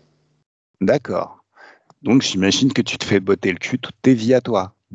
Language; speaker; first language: French; native; French